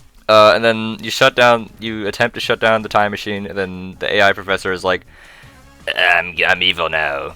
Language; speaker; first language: English; native; English